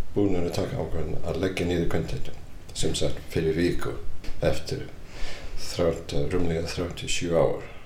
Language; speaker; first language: Icelandic; non-native, fluent; English